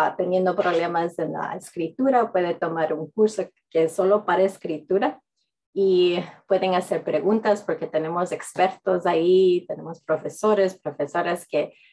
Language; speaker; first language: Spanish; early bilingual, heritage; English